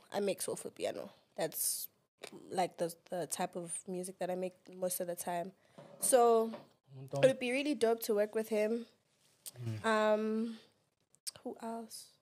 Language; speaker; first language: English; non-native, local second language; Xhosa